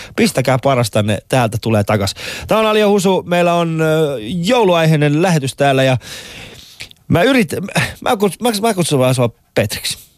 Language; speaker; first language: Finnish; non-native, fluent; Persian